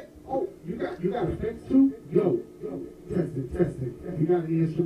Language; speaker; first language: English; native; English